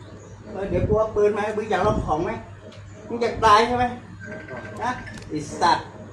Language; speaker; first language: Thai; native; Thai